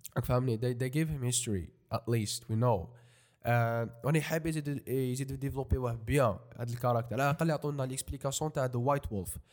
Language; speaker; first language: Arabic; native; Arabic